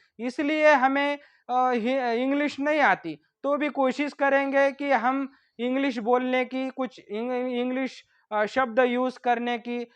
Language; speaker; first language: Hindi; non-native, local second language; Marathi